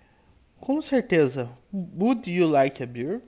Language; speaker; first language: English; non-native, learner; Portuguese